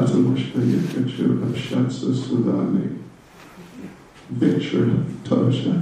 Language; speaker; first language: Russian; non-native, learner; English